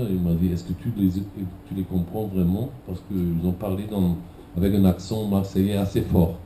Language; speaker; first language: French; non-native, fluent; German